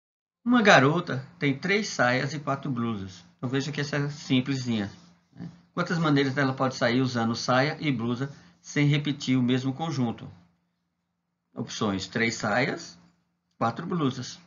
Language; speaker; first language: Portuguese; native; Portuguese